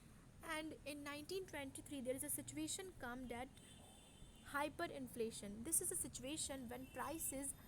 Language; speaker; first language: English; non-native, local second language; Hindi